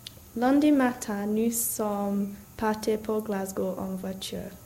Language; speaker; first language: French; non-native, learner; English